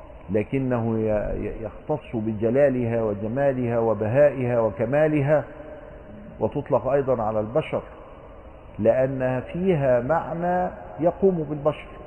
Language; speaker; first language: Arabic; native; Arabic